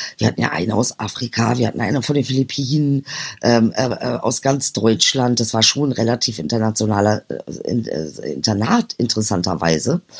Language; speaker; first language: German; early bilingual, other home language; Turkish